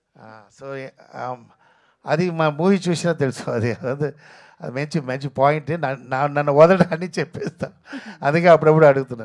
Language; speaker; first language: Telugu; non-native, fluent; Tamil